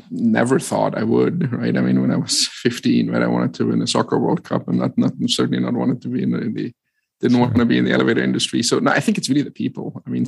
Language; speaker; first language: English; non-native, fluent; German